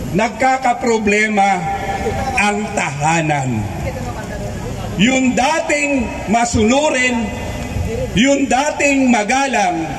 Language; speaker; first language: Filipino; native; Filipino